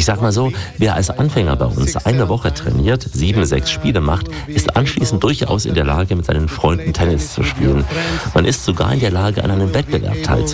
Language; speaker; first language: German; native; German